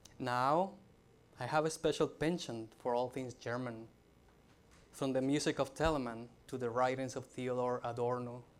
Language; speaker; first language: English; non-native, fluent; Spanish